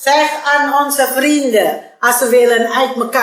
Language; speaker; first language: Dutch; non-native, learner; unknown